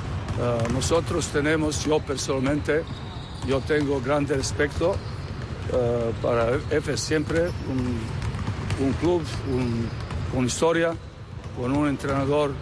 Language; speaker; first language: Spanish; non-native, learner; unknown